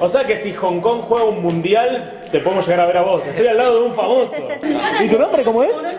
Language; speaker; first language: Spanish; native; Spanish